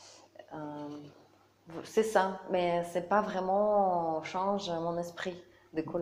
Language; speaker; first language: French; non-native, learner; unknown